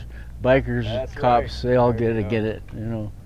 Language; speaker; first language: English; native; English